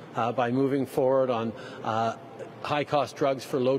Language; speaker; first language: English; native; English